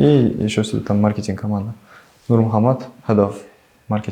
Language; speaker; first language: Russian; non-native, local second language; Uzbek